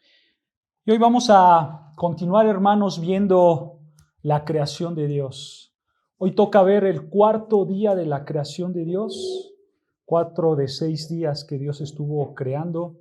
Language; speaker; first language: Spanish; native; Spanish